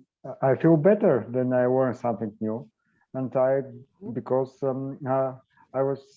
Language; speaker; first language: English; non-native, learner; Bulgarian